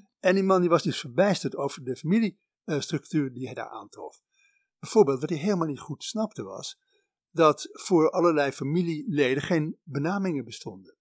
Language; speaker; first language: Dutch; native; Dutch